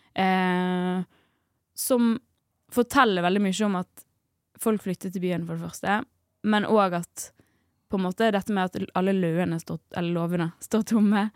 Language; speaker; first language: Norwegian; native; Norwegian